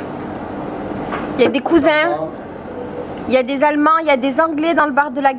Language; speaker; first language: French; native; French